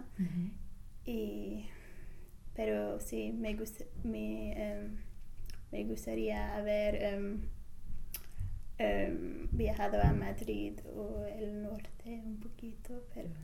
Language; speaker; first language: Spanish; non-native, fluent; English